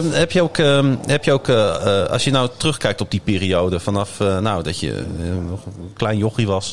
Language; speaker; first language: Dutch; native; Dutch